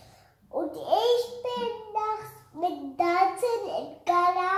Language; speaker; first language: German; early bilingual, other home language; English